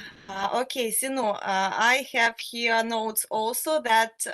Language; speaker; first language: English; non-native, fluent; Russian